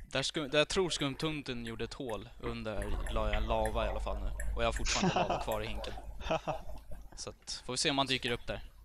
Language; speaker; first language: Swedish; native; Swedish